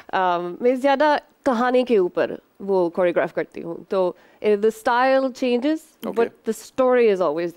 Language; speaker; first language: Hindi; non-native, learner; English